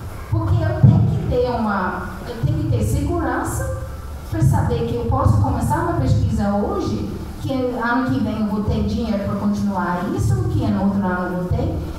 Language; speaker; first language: Portuguese; non-native, fluent; English